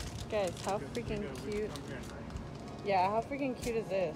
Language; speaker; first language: English; early bilingual, other home language; Spanish